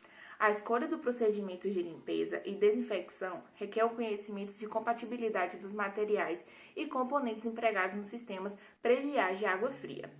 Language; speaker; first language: Portuguese; native; Portuguese